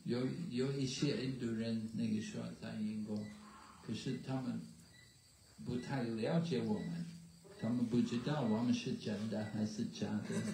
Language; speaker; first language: Chinese; non-native, learner; English